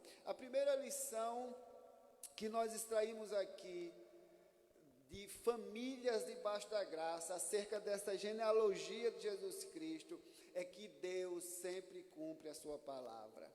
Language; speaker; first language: Portuguese; native; Portuguese